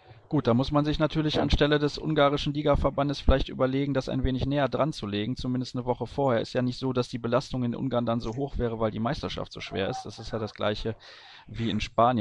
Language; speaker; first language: German; native; German